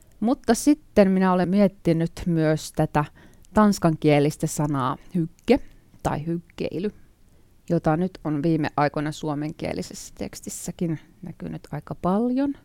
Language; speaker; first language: Finnish; native; Finnish